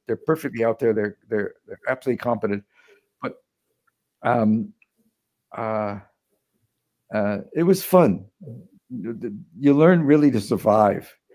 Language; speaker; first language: English; native; English